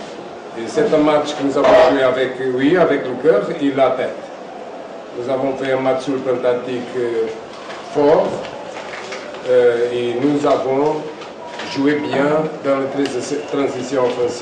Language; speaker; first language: French; non-native, fluent; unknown